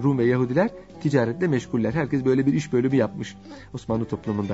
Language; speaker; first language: Turkish; native; Turkish